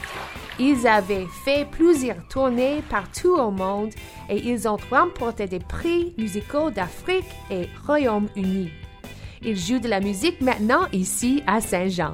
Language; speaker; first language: French; non-native, local second language; English